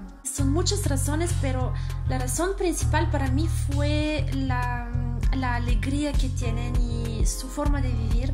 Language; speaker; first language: Spanish; non-native, fluent; Bulgarian